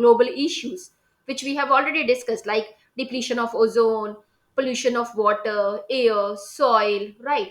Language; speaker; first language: English; non-native, local second language; Hindi